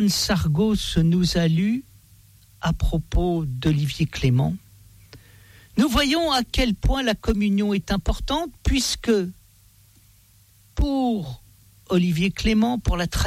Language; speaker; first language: French; native; French